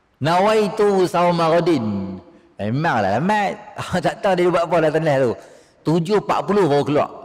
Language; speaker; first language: Malay; native; Malay